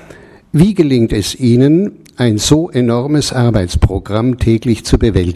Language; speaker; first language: German; native; German